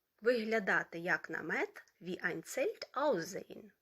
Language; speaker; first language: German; non-native, fluent; Ukrainian